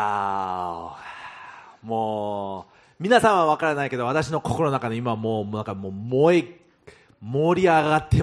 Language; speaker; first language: Japanese; non-native, fluent; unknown